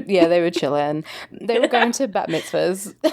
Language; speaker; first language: English; native; English